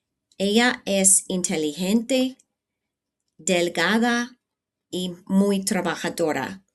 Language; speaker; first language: Spanish; non-native, fluent; English